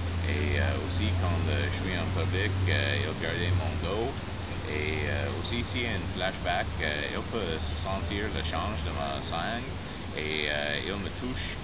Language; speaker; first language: French; non-native, local second language; English